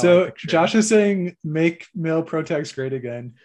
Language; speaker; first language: English; native; English